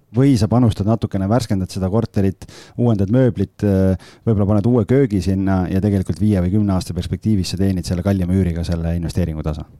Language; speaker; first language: Estonian; native; Estonian